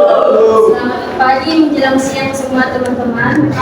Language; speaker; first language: Indonesian; native; Indonesian